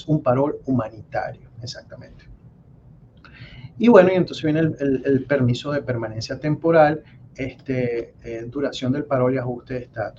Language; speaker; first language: Spanish; native; Spanish